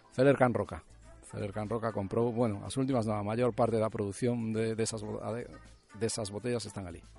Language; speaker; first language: Galician; native; Galician